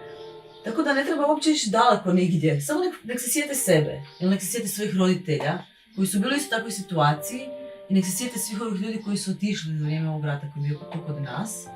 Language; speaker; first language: Bosnian; native; Bosnian